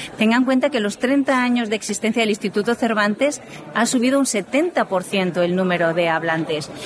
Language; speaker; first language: Spanish; native; Spanish